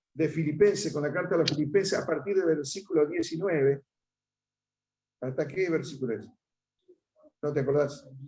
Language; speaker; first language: Spanish; native; Spanish